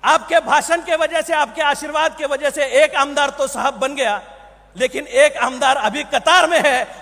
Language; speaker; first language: Hindi; non-native, local second language; Marathi